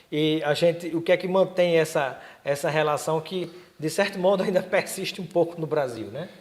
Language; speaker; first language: Portuguese; native; Portuguese